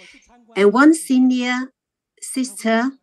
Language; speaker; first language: English; non-native, learner; Chinese